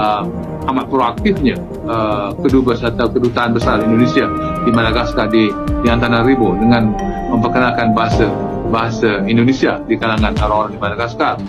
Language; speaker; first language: Indonesian; non-native, fluent; Malay